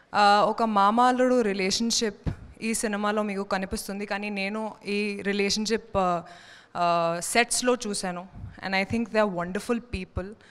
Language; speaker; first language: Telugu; non-native, learner; Hindi